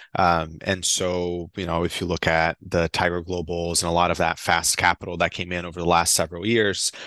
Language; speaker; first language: English; non-native, fluent; Portuguese